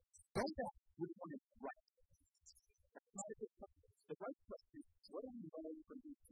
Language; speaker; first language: English; native; English